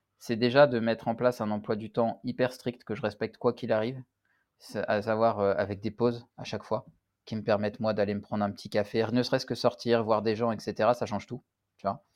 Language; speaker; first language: French; native; French